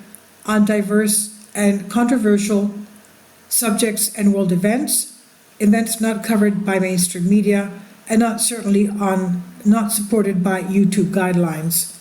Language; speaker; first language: English; non-native, fluent; Greek